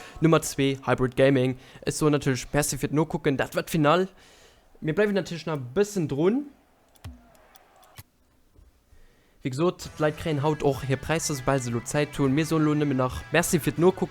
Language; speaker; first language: German; non-native, local second language; Luxembourgish